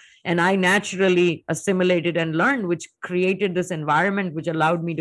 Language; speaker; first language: English; non-native, local second language; Hindi